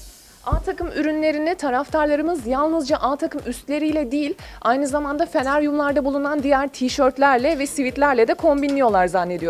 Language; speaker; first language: Turkish; native; Turkish